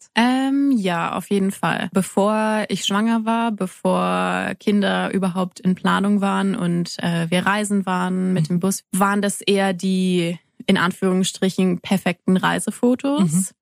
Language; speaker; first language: German; native; German